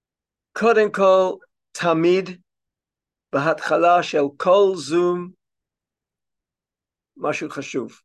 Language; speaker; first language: Hebrew; non-native, fluent; English